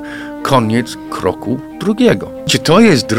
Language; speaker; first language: Polish; non-native, fluent; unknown